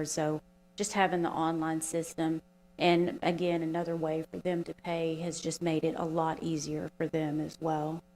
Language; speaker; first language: English; native; English